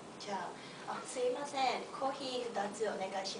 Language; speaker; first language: Japanese; non-native, learner; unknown